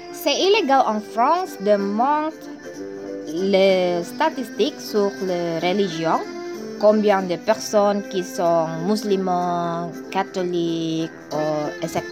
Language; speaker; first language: French; non-native, learner; Indonesian